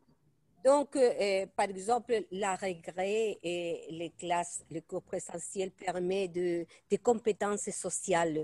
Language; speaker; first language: French; non-native, fluent; Spanish